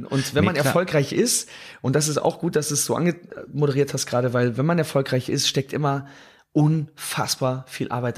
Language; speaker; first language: German; native; German